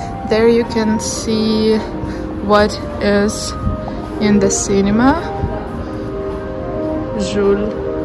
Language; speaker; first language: English; non-native, fluent; Russian